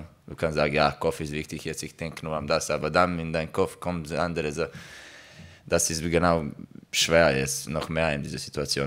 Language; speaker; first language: German; non-native, learner; Croatian